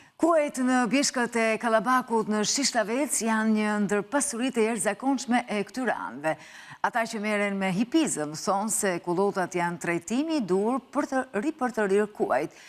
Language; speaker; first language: Albanian; native; Albanian